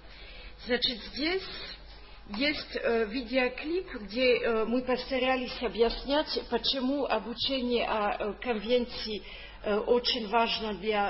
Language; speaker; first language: Russian; non-native, fluent; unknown